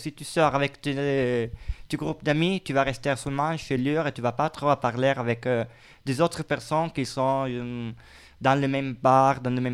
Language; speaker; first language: French; non-native, fluent; Italian